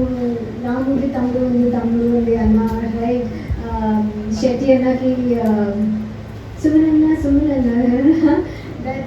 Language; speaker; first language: Telugu; non-native, learner; Hindi